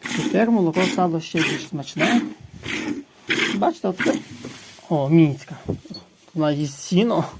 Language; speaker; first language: Ukrainian; native; Ukrainian